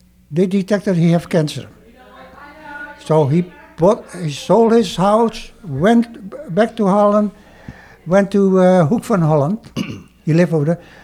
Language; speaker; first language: English; non-native, fluent; Dutch